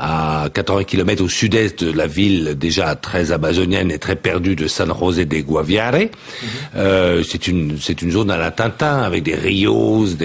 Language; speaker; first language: French; native; French